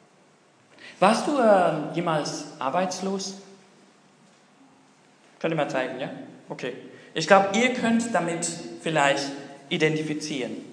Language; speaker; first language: German; non-native, fluent; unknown